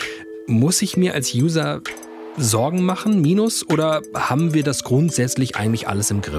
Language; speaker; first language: German; native; German